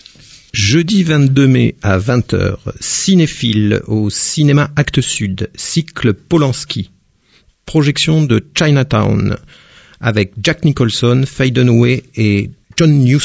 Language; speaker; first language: French; native; French